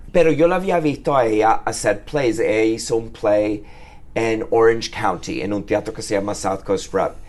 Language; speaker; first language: Spanish; early bilingual, heritage; Spanish